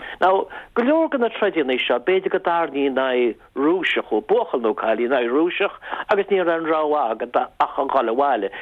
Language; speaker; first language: Irish; native; Irish